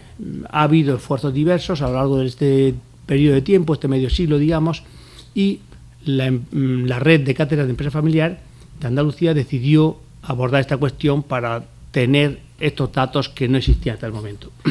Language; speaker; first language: Spanish; native; Spanish